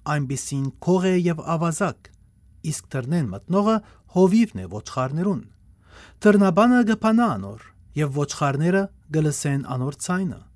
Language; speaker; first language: Armenian; native; Armenian